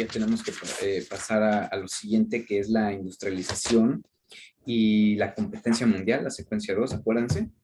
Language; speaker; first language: Spanish; native; Spanish